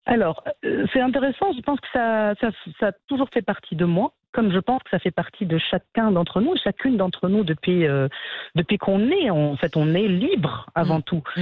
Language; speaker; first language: French; non-native, local second language; Arabic